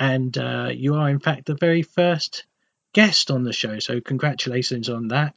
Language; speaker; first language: English; native; English